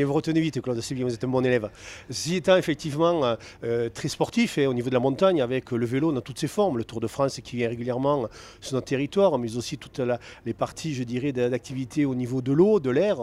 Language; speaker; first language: French; native; French